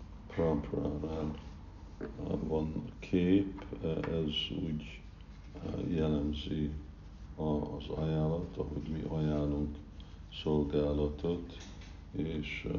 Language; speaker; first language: Hungarian; early bilingual, heritage; Hungarian